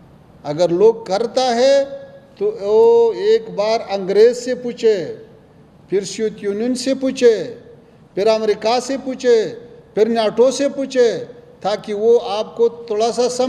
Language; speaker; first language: Hindi; non-native, learner; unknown